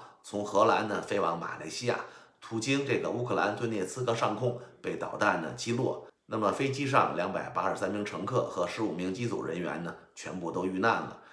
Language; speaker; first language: Chinese; native; Chinese